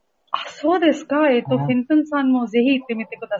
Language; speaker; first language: Japanese; non-native, learner; Hindi